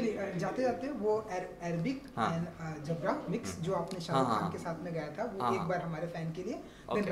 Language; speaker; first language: Hindi; native; Hindi